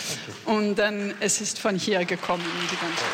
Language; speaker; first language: German; non-native, learner; French